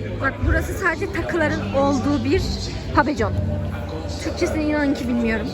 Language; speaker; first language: Turkish; native; Turkish